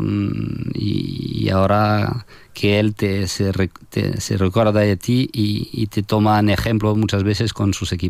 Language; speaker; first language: Spanish; non-native, fluent; French